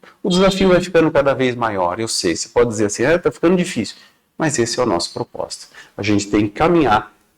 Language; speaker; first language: Portuguese; native; Portuguese